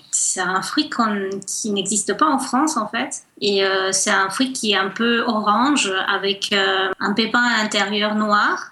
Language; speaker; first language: French; non-native, fluent; Spanish